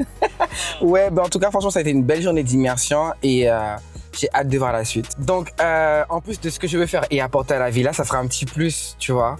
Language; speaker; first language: French; native; French